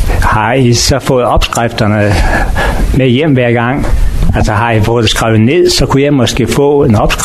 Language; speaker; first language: Danish; native; Danish